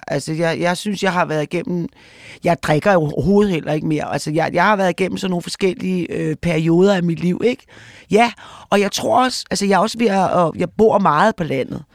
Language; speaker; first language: Danish; native; Danish